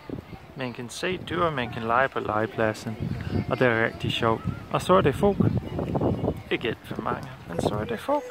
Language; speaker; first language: Danish; non-native, fluent; English